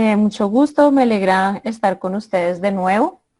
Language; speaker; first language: Spanish; native; Spanish